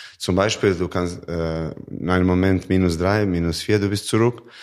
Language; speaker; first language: German; non-native, learner; Serbian